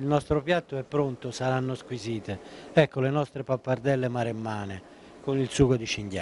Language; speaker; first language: Italian; native; Italian